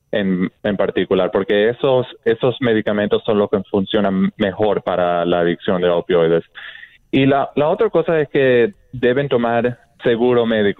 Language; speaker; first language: Spanish; non-native, fluent; English